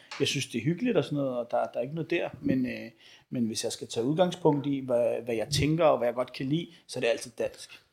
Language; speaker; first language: Danish; early bilingual, other home language; Arabic